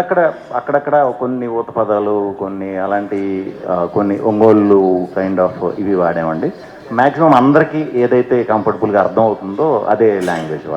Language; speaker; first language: Telugu; native; Telugu